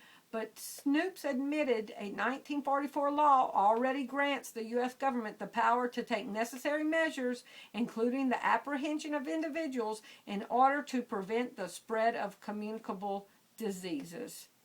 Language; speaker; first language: English; native; English